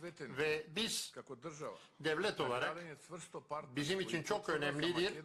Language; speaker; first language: Turkish; non-native, learner; Macedonian